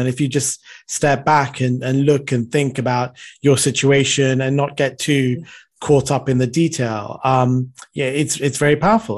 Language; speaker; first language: English; non-native, local second language; Sinhala